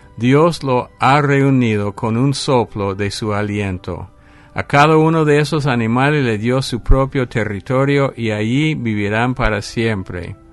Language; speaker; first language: Spanish; non-native, fluent; English